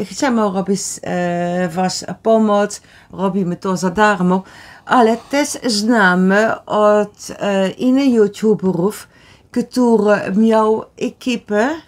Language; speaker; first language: Polish; non-native, learner; Dutch